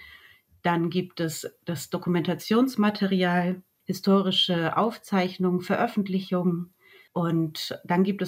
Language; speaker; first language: German; native; German